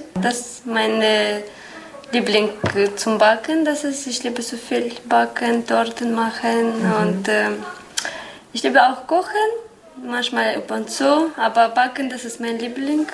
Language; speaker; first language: German; non-native, learner; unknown